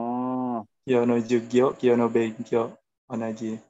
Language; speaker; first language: Japanese; non-native, learner; Indonesian